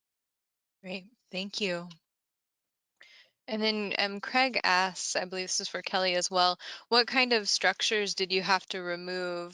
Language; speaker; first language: English; native; English